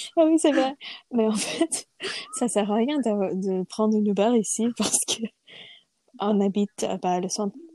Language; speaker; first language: French; non-native, fluent; English